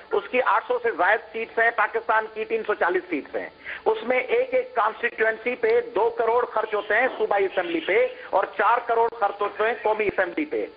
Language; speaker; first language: Urdu; non-native, local second language; Sindhi